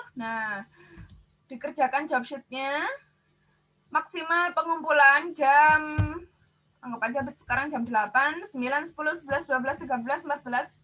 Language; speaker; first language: Indonesian; native; Indonesian